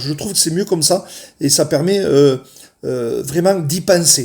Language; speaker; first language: French; native; French